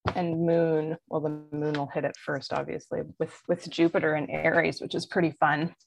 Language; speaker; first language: English; native; English